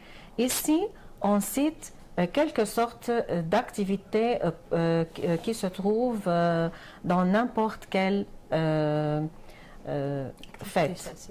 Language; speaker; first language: French; non-native, fluent; Arabic